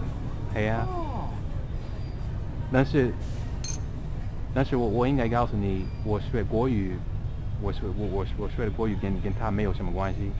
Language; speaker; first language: Chinese; non-native, fluent; English